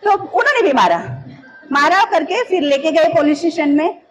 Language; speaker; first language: Hindi; non-native, local second language; Marathi